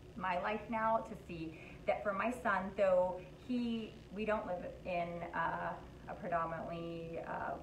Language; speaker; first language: English; native; English